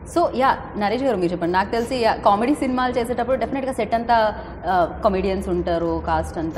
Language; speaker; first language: Telugu; native; Telugu